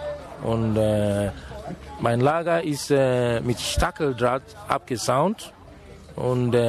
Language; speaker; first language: German; non-native, fluent; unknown